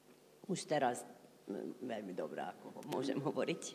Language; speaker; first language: Slovak; non-native, local second language; Hungarian